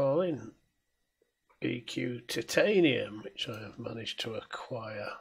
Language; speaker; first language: English; native; English